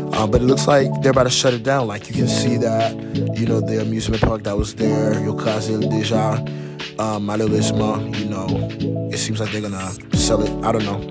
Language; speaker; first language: English; native; English